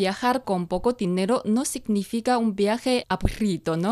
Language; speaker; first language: Spanish; non-native, fluent; Chinese